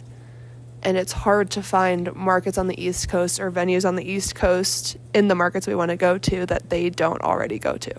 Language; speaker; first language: English; native; English